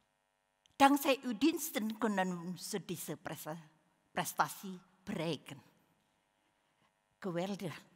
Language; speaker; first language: Dutch; non-native, learner; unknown